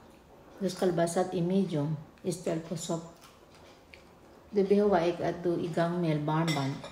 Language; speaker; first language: Danish; non-native, learner; Filipino